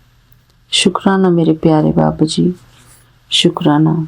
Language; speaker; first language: Hindi; native; Hindi